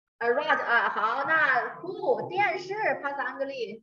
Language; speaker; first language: Chinese; non-native, fluent; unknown